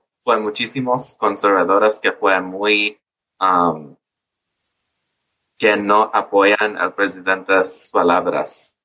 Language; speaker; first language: Spanish; early bilingual, heritage; English